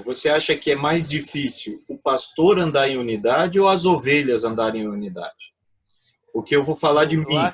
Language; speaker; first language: Portuguese; native; Portuguese